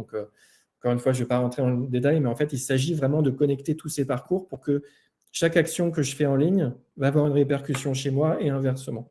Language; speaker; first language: French; native; French